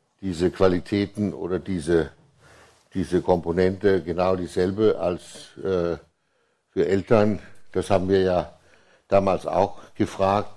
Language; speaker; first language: German; non-native, fluent; Danish